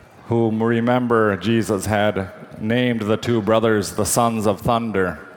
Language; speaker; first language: English; native; English